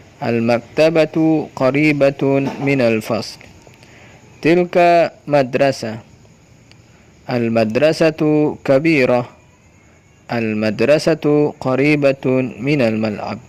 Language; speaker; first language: Arabic; non-native, learner; Indonesian